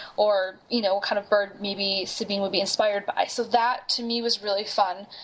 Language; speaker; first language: English; native; English